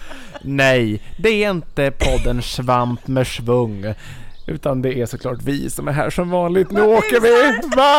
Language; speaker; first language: Swedish; native; Swedish